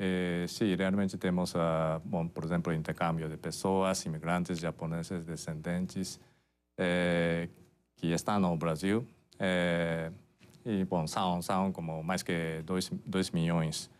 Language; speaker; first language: Portuguese; non-native, fluent; Japanese